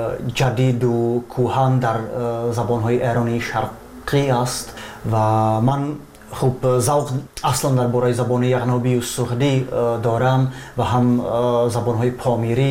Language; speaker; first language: Persian; non-native, fluent; Czech